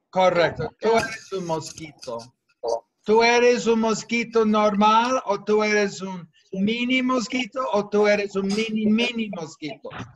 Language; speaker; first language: Spanish; non-native, fluent; English